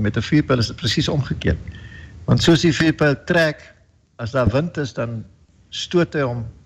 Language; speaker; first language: Afrikaans; native; Afrikaans